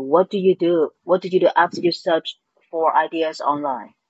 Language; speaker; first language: English; non-native, fluent; Vietnamese